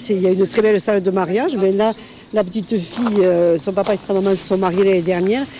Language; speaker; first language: French; native; French